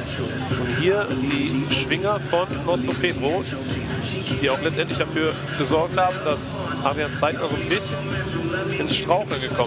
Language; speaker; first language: German; native; German